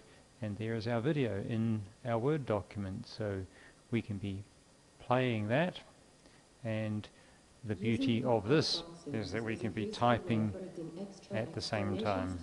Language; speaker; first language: English; native; English